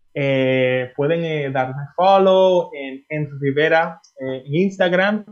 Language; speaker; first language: Spanish; early bilingual, heritage; Spanish